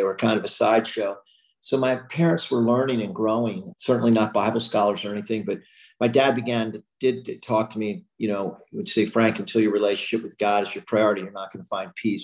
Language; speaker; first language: English; native; English